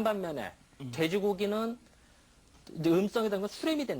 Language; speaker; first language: Korean; native; Korean